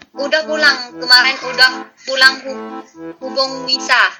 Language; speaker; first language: Indonesian; non-native, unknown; Thai